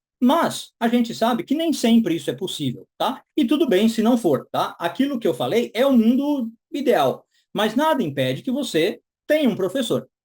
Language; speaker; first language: Portuguese; native; Portuguese